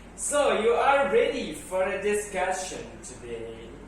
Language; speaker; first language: English; non-native, learner; Indonesian